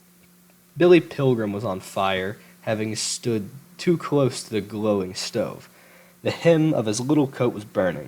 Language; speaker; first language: English; native; English